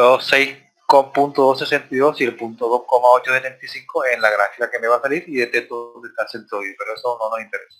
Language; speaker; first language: Spanish; native; Spanish